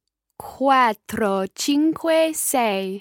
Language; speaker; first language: Italian; non-native, learner; English